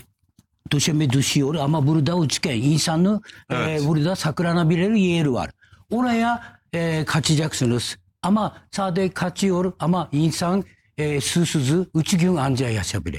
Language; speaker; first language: Turkish; non-native, learner; Japanese